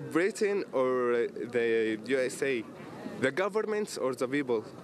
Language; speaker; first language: English; non-native, fluent; Arabic